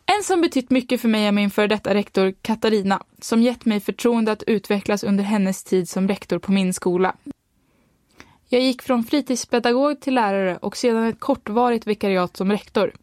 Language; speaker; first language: Swedish; native; Swedish